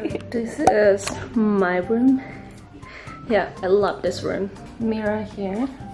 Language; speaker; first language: English; non-native, fluent; Japanese